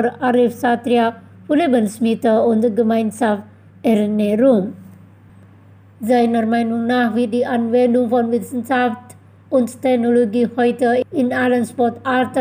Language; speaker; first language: German; non-native, fluent; Indonesian